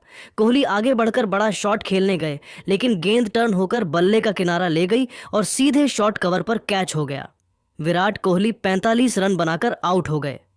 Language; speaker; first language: Hindi; native; Hindi